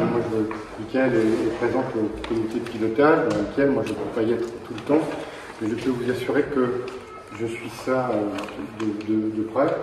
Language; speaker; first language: French; native; French